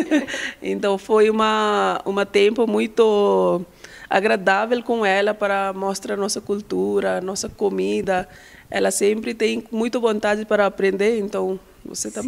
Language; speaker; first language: Portuguese; non-native, learner; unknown